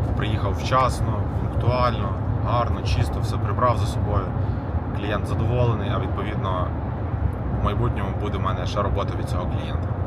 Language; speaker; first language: Ukrainian; non-native, local second language; Russian